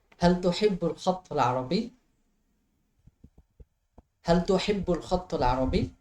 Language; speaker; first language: Arabic; non-native, fluent; Bangla